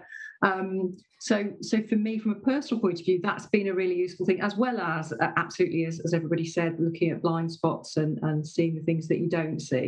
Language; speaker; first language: English; native; English